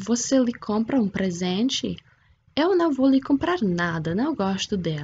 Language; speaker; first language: Portuguese; non-native, fluent; English